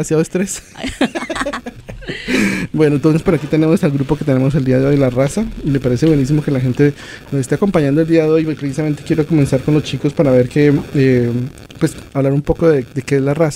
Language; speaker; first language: Spanish; native; Spanish